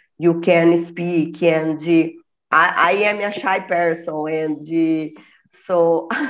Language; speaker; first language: English; non-native, learner; Portuguese